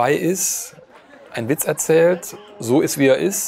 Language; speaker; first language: German; native; German